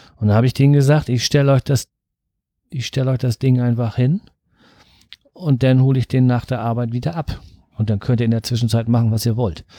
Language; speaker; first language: German; native; German